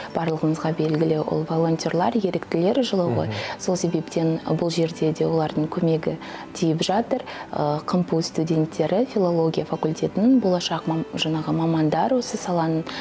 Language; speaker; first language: Kazakh; native; Kazakh